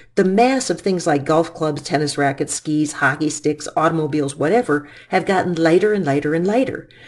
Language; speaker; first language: English; native; English